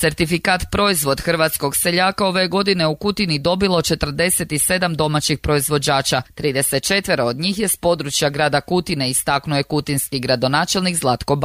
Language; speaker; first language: Serbian; native; Serbian